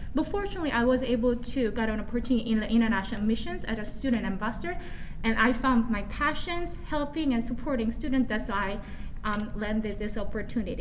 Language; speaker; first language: English; non-native, fluent; Korean